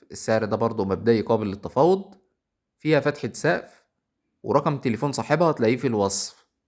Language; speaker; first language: Arabic; native; Arabic